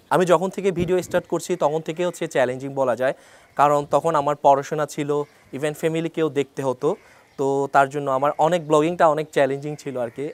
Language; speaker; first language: Bangla; non-native, local second language; Chakma